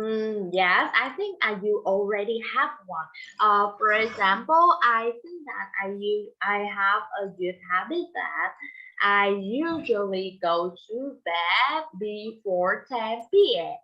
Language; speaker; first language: English; non-native, fluent; Vietnamese